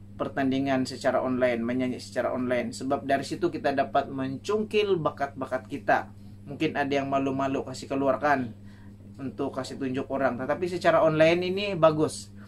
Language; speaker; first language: Malay; native; Malay